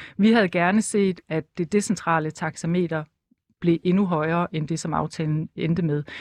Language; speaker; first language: Danish; native; Danish